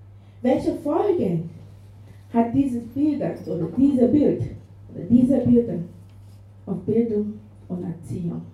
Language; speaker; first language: German; non-native, fluent; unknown